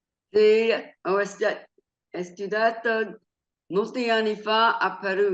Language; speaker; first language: Italian; non-native, learner; English